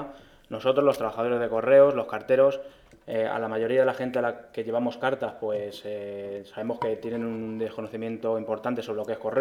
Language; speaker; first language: Spanish; native; Spanish